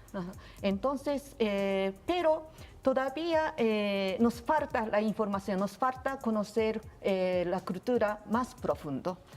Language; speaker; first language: Spanish; non-native, learner; Japanese